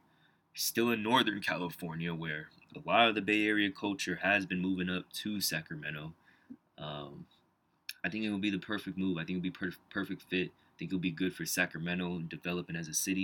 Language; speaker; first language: English; native; English